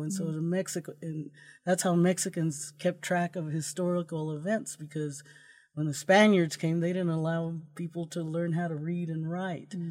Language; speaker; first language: English; early bilingual, other home language; Spanish